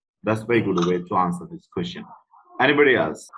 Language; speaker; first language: English; non-native, fluent; Bangla